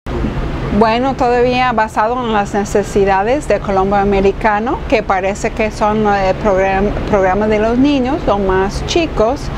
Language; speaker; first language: Spanish; non-native, fluent; English